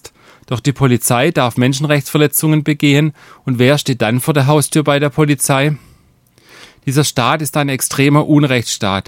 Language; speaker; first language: German; native; German